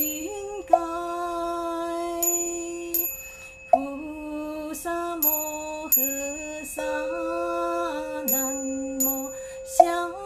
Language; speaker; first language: Chinese; native; Chinese